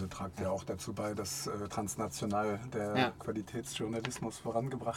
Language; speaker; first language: German; native; German